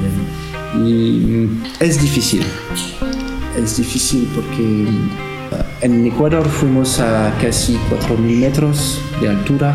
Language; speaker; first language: Spanish; non-native, learner; French